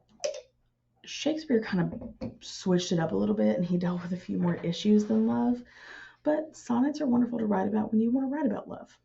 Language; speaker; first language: English; native; English